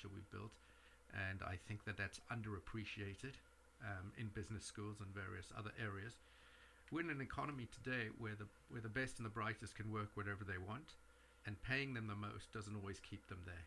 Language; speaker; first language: English; native; English